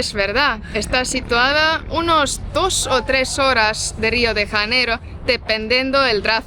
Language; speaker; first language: Spanish; non-native, fluent; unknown